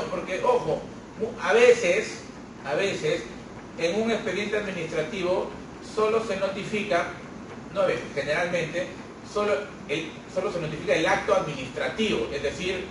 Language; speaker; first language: Spanish; native; Spanish